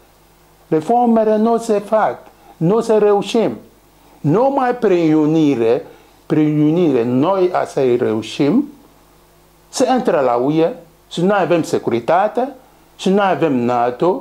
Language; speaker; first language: Romanian; non-native, learner; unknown